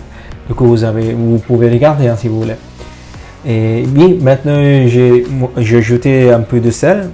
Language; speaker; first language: French; non-native, fluent; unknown